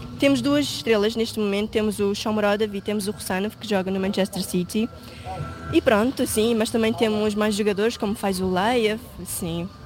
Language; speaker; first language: Portuguese; early bilingual, other home language; Uzbek